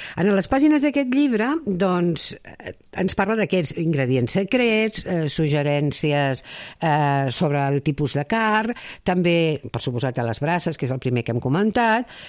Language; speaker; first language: Catalan; native; Catalan